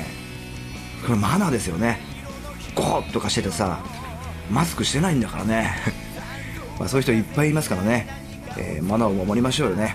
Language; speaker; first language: Japanese; native; Japanese